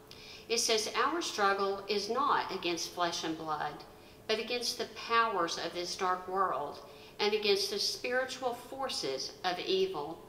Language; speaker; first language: English; native; English